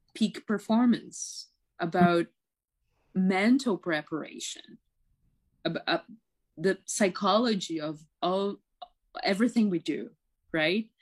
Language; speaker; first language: English; non-native, fluent; Portuguese